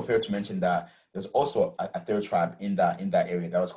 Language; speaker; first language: English; early bilingual, other home language; Rundi